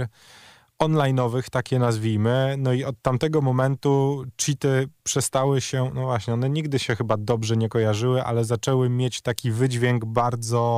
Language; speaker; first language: Polish; native; Polish